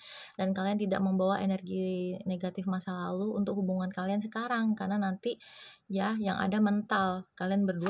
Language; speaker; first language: Indonesian; native; Indonesian